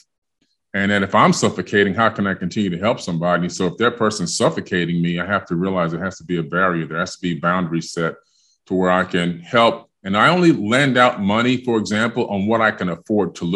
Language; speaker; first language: English; native; English